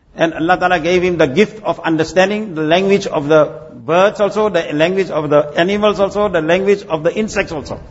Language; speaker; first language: English; native; English